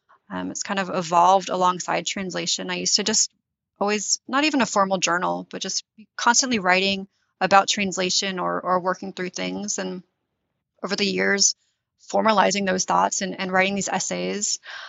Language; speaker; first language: English; native; English